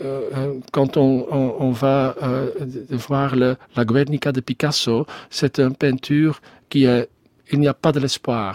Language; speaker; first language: French; non-native, learner; Dutch